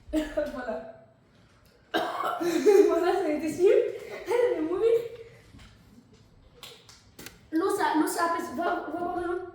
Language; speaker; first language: French; native; French